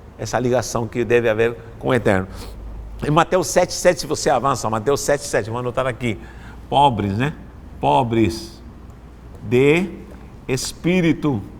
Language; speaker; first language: Portuguese; non-native, fluent; Spanish